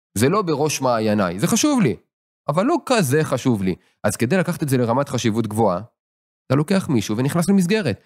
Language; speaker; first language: Hebrew; native; Hebrew